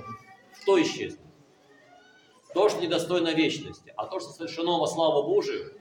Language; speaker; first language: Russian; native; Russian